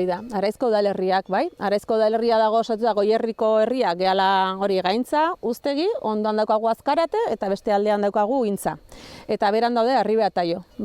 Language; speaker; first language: Basque; native; Basque